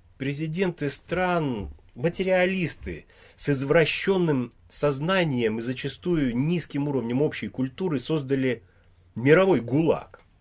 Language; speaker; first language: Russian; native; Russian